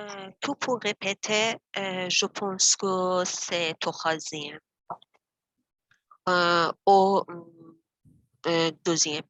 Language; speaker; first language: French; non-native, learner; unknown